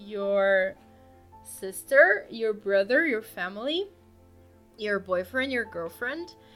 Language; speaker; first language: English; non-native, fluent; Portuguese